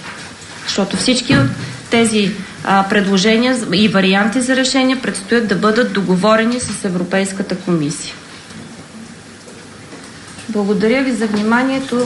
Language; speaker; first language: Bulgarian; native; Bulgarian